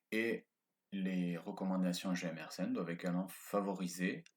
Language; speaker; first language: French; native; French